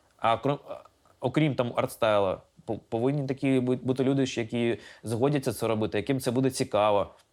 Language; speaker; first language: Ukrainian; non-native, local second language; Russian